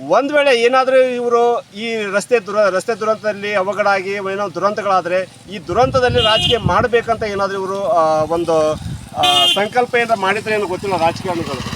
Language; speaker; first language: Kannada; native; Kannada